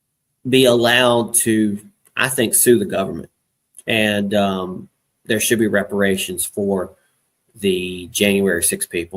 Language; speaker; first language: English; native; English